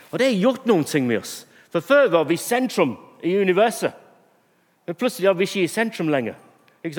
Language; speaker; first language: Norwegian; non-native, fluent; English